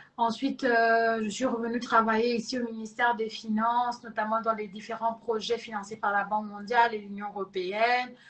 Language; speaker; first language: French; non-native, local second language; Lingala